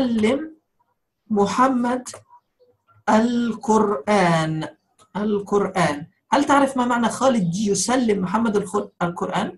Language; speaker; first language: Arabic; native; Arabic